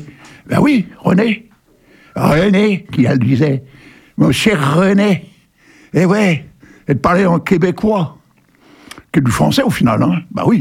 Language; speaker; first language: French; native; French